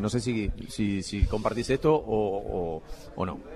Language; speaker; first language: Spanish; native; Spanish